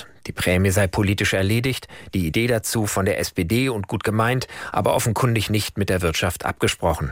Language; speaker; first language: German; native; German